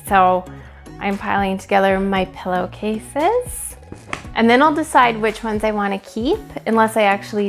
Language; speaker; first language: English; native; English